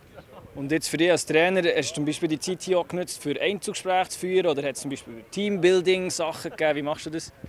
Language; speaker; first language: German; native; German